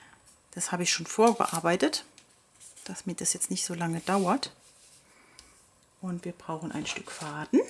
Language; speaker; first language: German; native; German